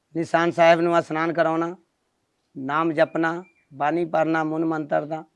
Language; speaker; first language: Punjabi; non-native, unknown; Nepali